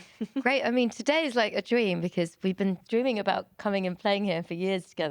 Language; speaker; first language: English; native; English